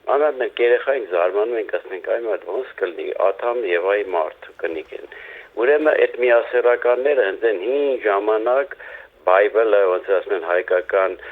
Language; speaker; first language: Armenian; early bilingual, heritage; Armenian